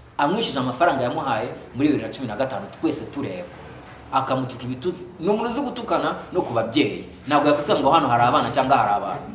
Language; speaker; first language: Kinyarwanda; native; Kinyarwanda